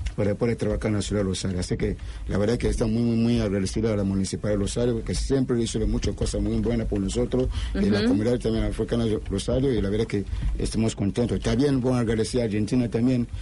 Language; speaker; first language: Spanish; non-native, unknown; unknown